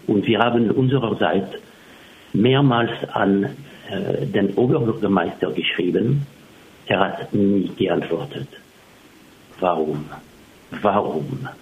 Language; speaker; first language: German; non-native, fluent; French